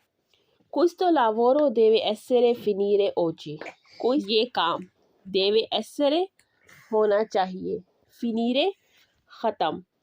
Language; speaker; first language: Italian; non-native, learner; Urdu